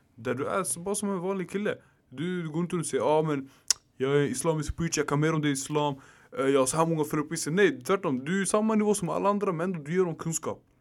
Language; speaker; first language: Swedish; early bilingual, other home language; Arabic